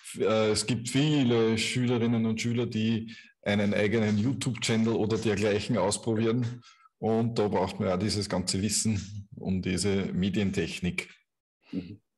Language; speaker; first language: German; native; German